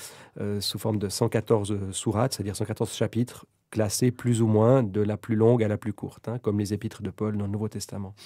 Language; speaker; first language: French; native; French